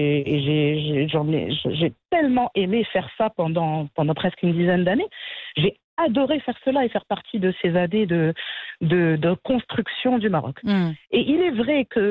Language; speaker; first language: French; non-native, local second language; Arabic